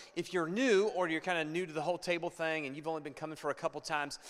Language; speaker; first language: English; native; English